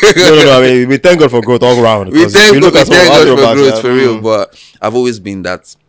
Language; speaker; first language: English; non-native, local second language; Yoruba